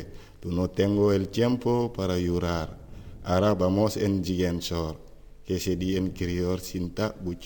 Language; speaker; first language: Spanish; non-native, learner; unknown